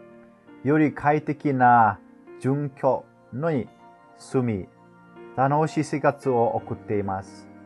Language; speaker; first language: Japanese; non-native, fluent; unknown